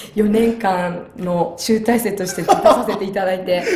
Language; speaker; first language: Japanese; native; Japanese